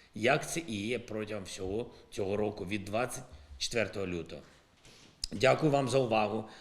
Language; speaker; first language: Ukrainian; non-native, local second language; Russian